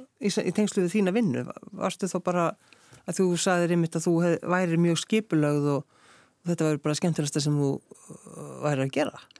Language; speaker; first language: Icelandic; native; Icelandic